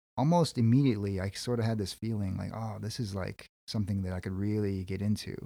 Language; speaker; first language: English; native; English